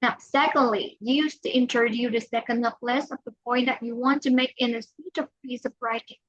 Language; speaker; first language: English; non-native, fluent; Vietnamese